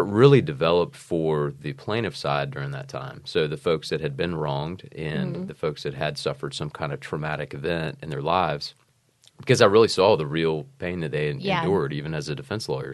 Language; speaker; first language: English; native; English